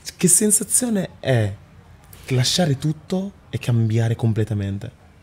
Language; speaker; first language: Italian; early bilingual, other home language; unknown